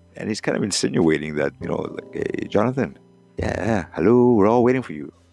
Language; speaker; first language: English; native; English